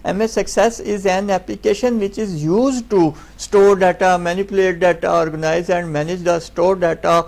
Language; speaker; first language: English; non-native, local second language; Urdu